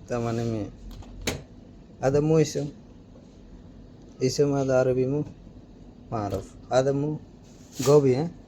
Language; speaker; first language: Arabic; non-native, learner; Bangla